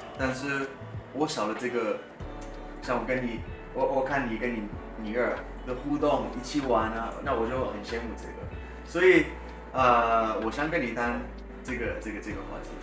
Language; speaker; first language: Chinese; non-native, fluent; French